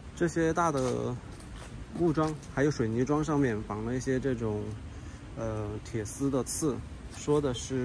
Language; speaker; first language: Chinese; native; Chinese